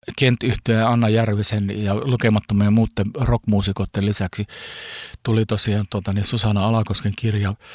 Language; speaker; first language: Finnish; early bilingual, heritage; Finnish